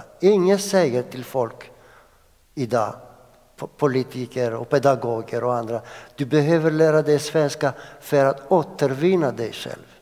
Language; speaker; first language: Swedish; non-native, fluent; Greek